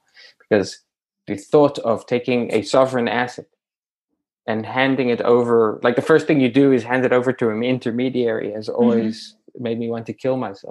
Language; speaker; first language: English; native; English